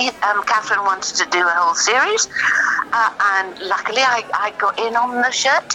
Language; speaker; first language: English; native; English